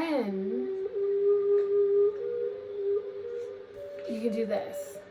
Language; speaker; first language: English; native; English